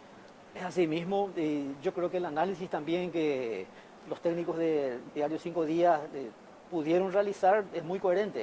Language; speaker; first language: Spanish; native; Spanish